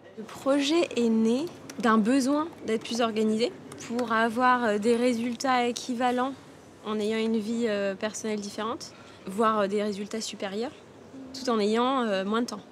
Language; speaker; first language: French; native; French